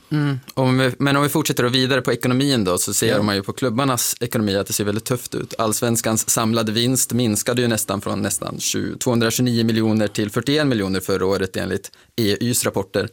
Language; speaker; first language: Swedish; native; Swedish